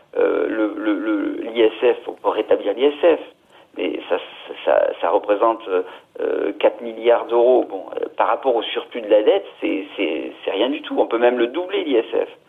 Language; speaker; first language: French; native; French